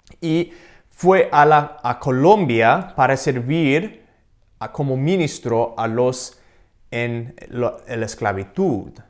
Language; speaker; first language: Spanish; non-native, fluent; English